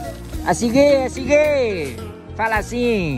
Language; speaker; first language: Portuguese; non-native, learner; Vietnamese